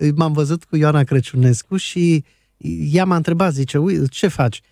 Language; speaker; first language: Romanian; native; Romanian